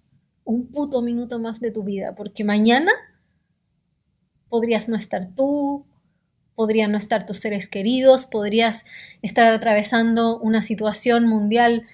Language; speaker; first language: Spanish; native; Spanish